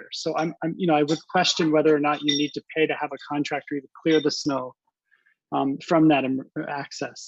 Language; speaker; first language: English; native; English